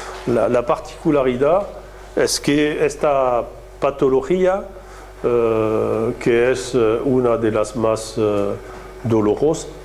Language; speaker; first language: Spanish; non-native, fluent; French